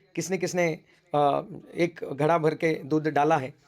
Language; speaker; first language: Hindi; non-native, local second language; Marathi